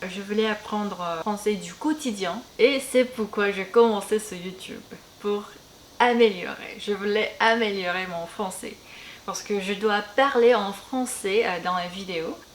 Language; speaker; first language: French; non-native, fluent; Korean